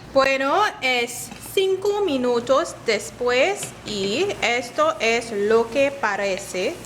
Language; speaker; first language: Spanish; non-native, learner; English